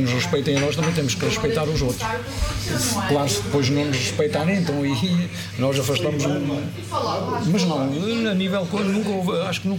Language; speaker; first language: Portuguese; native; Portuguese